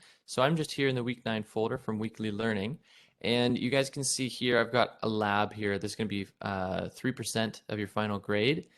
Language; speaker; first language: English; native; English